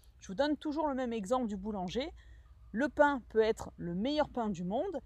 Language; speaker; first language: French; native; French